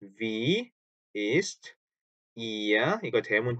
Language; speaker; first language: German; non-native, fluent; Korean